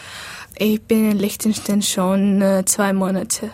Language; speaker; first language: German; non-native, learner; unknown